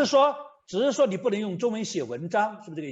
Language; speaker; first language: Chinese; native; Chinese